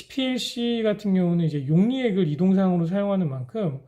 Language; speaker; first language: Korean; native; Korean